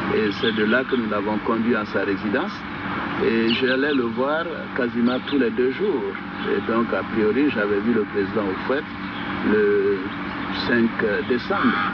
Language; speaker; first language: French; non-native, local second language; Dyula